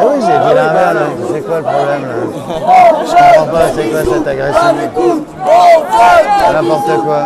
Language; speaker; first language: French; native; French